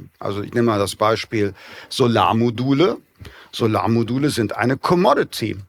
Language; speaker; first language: German; native; German